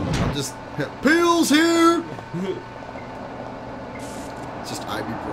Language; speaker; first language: English; native; English